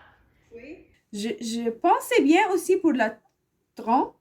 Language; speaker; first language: French; non-native, learner; Arabic